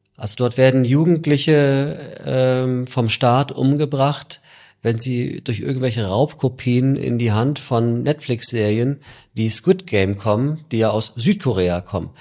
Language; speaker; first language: German; native; German